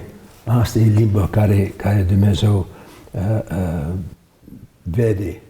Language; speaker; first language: Romanian; early bilingual, heritage; English